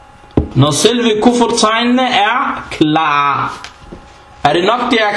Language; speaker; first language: Danish; early bilingual, other home language; Arabic